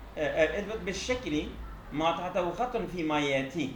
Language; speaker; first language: Arabic; non-native, fluent; Turkish